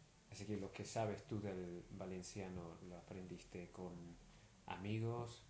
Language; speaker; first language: Spanish; non-native, fluent; English